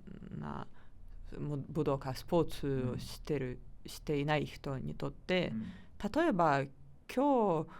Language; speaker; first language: Japanese; non-native, learner; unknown